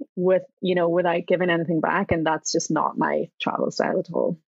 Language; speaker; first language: English; native; English